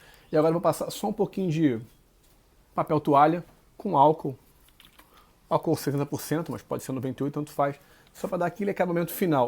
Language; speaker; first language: Portuguese; native; Portuguese